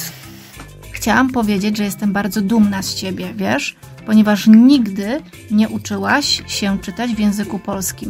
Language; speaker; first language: Polish; native; Polish